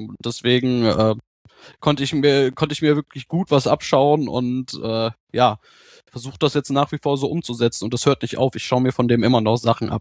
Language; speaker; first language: German; native; German